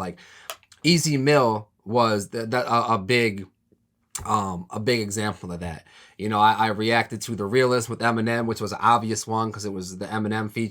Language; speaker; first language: English; native; English